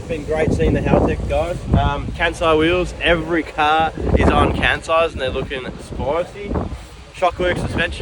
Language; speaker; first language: English; native; English